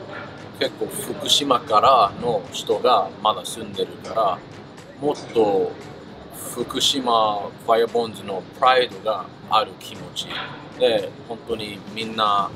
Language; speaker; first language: Japanese; early bilingual, heritage; English